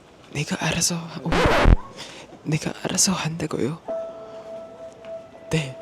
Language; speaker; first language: Korean; non-native, learner; Filipino